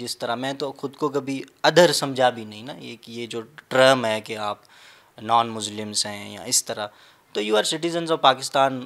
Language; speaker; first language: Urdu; non-native, local second language; Sindhi